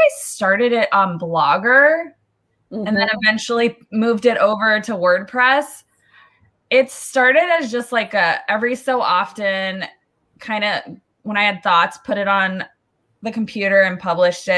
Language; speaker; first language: English; native; English